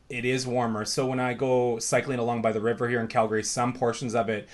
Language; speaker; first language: English; native; English